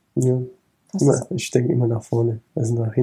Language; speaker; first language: German; non-native, fluent; Kurdish